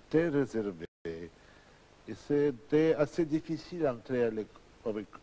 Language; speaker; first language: French; non-native, learner; Russian